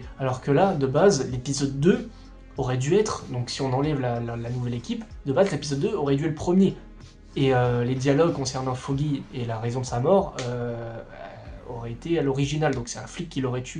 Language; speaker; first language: French; native; French